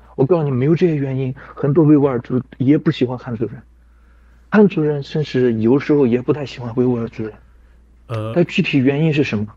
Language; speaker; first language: Chinese; non-native, local second language; Kazakh